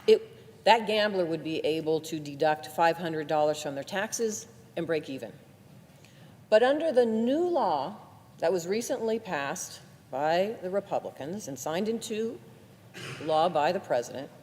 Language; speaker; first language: English; native; English